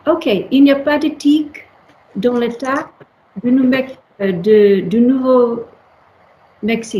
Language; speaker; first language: French; non-native, learner; English